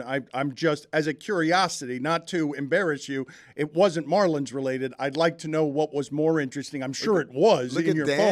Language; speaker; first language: English; native; English